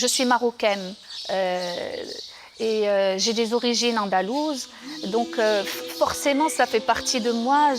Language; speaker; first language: French; non-native, local second language; Arabic